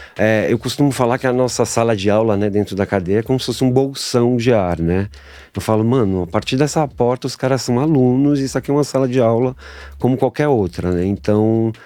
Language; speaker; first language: Portuguese; native; Portuguese